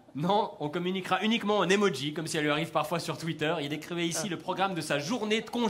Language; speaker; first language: French; native; French